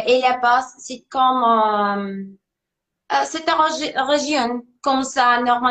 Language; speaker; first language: French; non-native, learner; Spanish